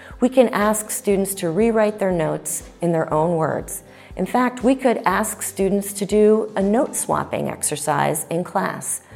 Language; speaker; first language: English; native; English